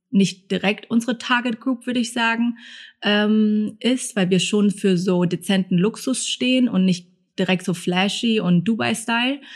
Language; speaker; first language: German; early bilingual, other home language; Thai